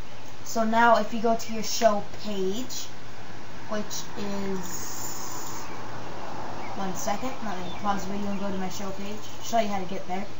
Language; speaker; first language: English; native; English